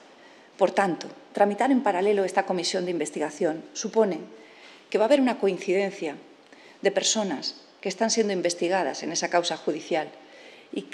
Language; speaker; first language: Spanish; native; Spanish